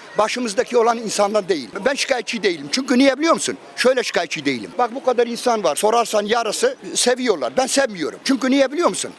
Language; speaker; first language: Turkish; native; Turkish